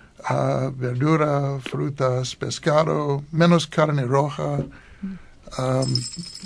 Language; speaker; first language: Spanish; non-native, learner; English